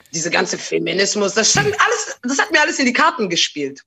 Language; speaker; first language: German; early bilingual, other home language; Portuguese